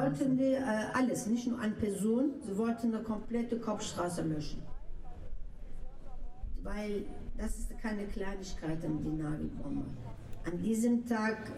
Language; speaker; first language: German; non-native, local second language; Turkish